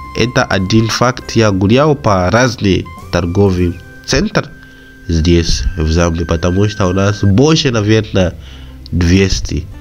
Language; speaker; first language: Russian; non-native, fluent; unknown